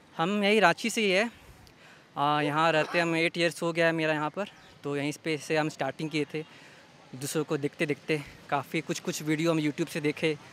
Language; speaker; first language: Hindi; native; Hindi